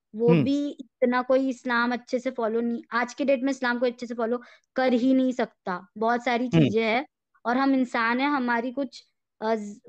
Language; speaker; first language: Hindi; native; Hindi